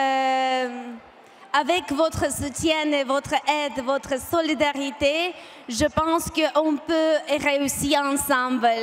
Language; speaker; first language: French; non-native, learner; Ukrainian